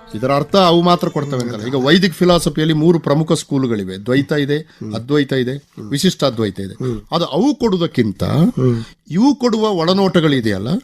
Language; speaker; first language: Kannada; non-native, local second language; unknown